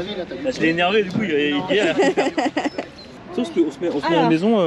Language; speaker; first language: French; native; French